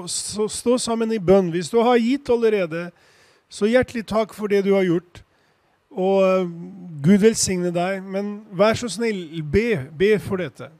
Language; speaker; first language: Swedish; non-native, fluent; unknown